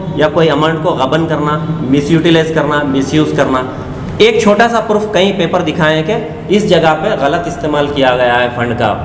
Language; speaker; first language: Hindi; non-native, local second language; Urdu